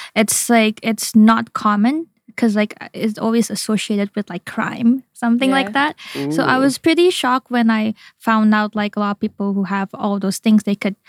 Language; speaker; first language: English; non-native, fluent; Indonesian